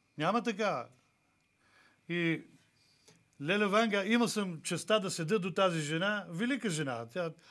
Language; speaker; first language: Bulgarian; native; Bulgarian